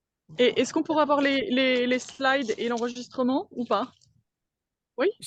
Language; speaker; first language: French; native; French